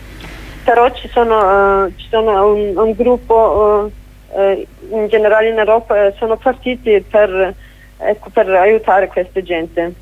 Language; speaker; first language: Italian; non-native, fluent; Kurdish